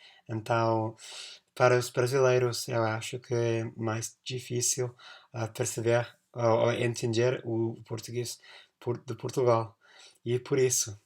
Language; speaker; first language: Portuguese; non-native, fluent; English